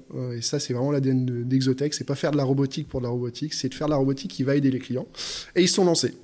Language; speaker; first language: French; native; French